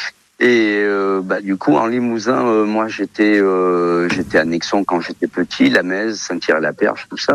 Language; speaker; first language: French; early bilingual, other home language; Portuguese